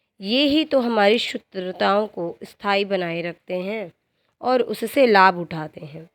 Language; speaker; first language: Hindi; native; Hindi